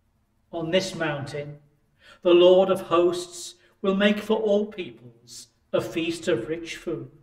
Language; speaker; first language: English; native; English